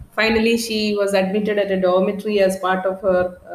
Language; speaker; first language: English; non-native, local second language; Malayalam